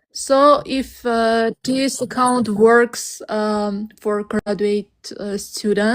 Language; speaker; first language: English; non-native, learner; Armenian